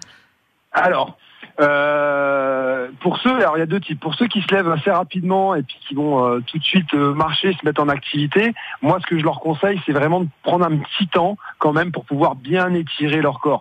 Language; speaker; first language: French; native; French